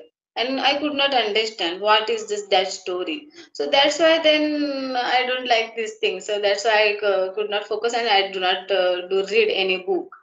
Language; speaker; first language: English; non-native, learner; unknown